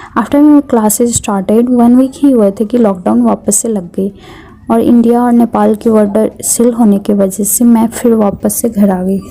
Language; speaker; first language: Hindi; native; Hindi